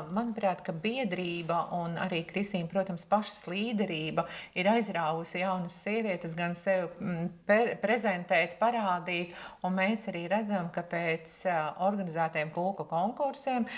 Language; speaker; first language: Latvian; native; Latvian